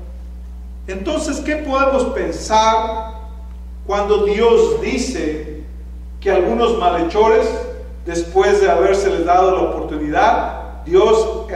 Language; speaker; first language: Spanish; native; Spanish